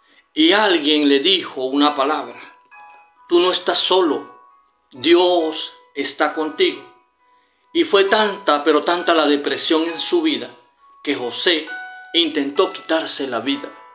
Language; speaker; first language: Spanish; native; Spanish